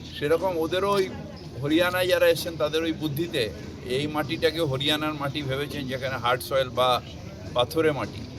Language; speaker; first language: Bangla; non-native, local second language; Urdu